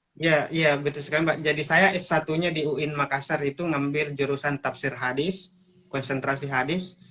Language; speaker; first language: Indonesian; non-native, local second language; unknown